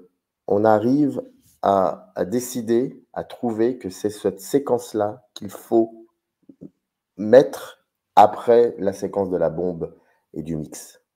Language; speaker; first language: French; native; French